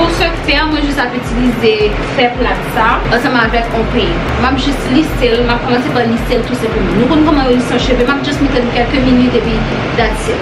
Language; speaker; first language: French; non-native, local second language; Haitian Creole